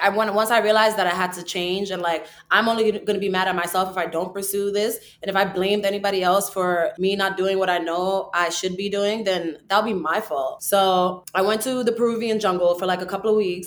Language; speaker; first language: English; early bilingual, other home language; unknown